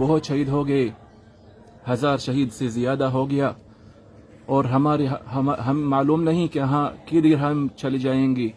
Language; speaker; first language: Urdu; non-native, learner; Arabic